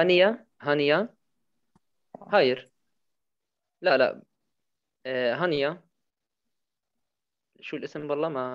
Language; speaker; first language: Turkish; non-native, fluent; Arabic